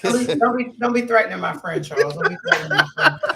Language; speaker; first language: English; native; English